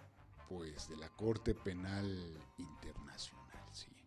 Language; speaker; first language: Spanish; native; Spanish